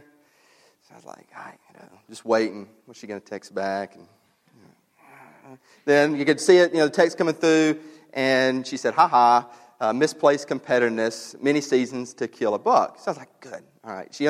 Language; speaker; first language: English; native; English